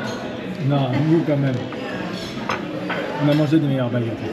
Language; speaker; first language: French; native; French